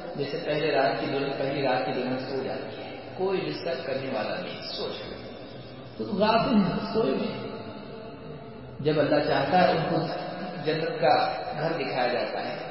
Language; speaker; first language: Urdu; native; Urdu